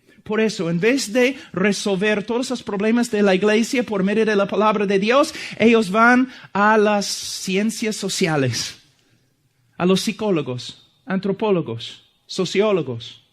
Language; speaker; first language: Spanish; non-native, fluent; English